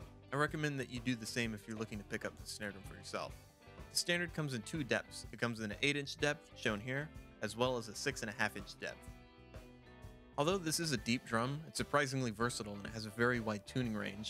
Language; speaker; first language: English; native; English